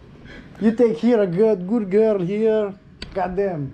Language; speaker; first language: English; non-native, fluent; Italian